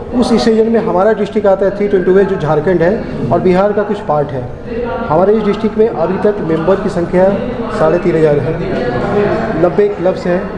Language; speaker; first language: Hindi; native; Hindi